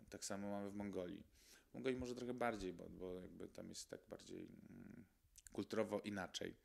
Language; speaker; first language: Polish; early bilingual, other home language; Mongolian